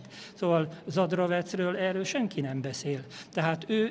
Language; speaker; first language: Hungarian; native; Hungarian